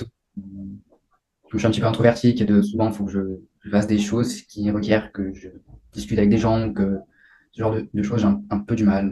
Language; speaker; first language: French; native; French